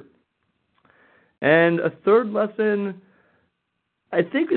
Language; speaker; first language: English; native; English